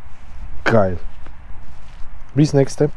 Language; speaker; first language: German; non-native, learner; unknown